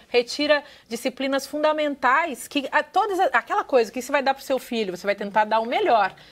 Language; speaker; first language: Portuguese; native; Portuguese